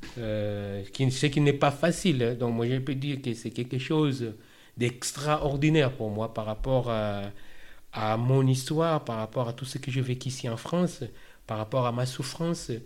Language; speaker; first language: French; non-native, local second language; Lingala